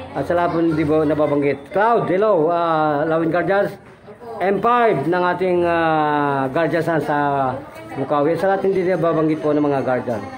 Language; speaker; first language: Filipino; non-native, local second language; Cebuano